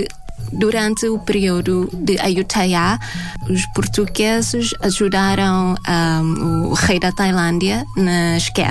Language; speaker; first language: Portuguese; non-native, fluent; Thai